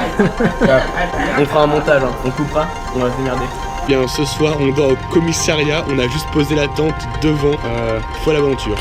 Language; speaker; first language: French; native; French